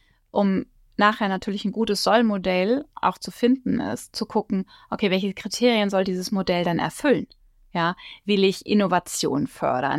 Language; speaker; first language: German; native; German